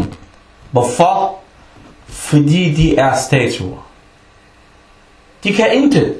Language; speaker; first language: Danish; early bilingual, other home language; Arabic